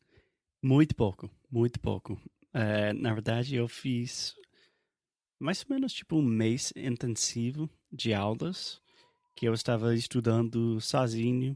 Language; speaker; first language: Portuguese; non-native, fluent; English